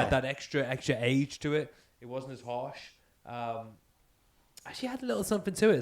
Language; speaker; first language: English; native; English